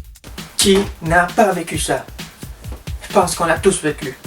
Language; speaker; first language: French; native; French